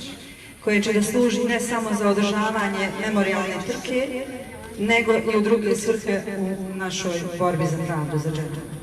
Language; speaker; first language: Bosnian; native; Bosnian